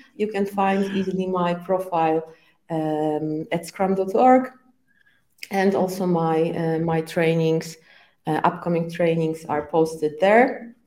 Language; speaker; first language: English; non-native, fluent; Polish